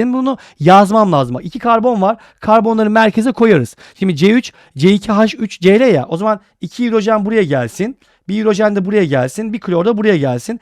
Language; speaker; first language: Turkish; native; Turkish